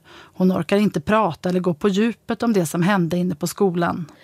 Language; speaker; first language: Swedish; native; Swedish